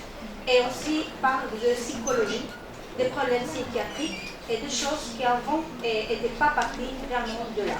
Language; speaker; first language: French; non-native, learner; Spanish